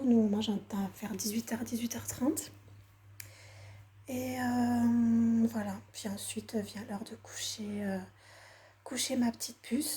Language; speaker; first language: French; native; French